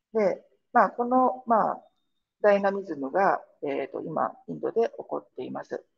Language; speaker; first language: Japanese; native; Japanese